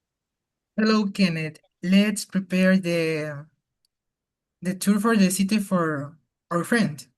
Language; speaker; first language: English; non-native, learner; Spanish